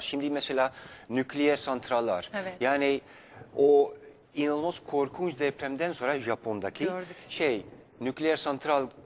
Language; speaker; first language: Turkish; non-native, fluent; Dutch